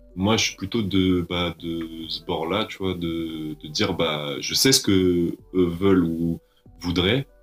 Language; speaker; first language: French; native; French